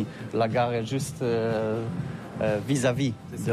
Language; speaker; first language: French; non-native, learner; Polish